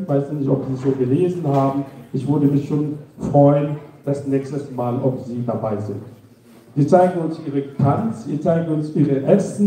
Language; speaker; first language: German; non-native, fluent; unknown